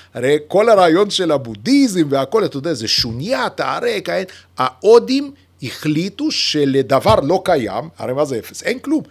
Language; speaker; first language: Hebrew; non-native, fluent; Yiddish